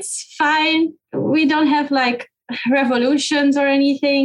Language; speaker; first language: English; non-native, fluent; Hungarian